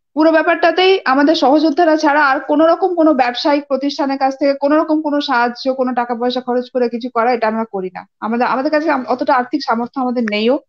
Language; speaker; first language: Bangla; native; Bangla